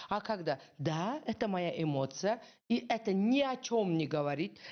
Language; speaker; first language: Russian; non-native, local second language; Kazakh